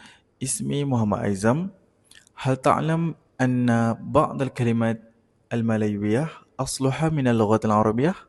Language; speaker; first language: Arabic; non-native, fluent; Malay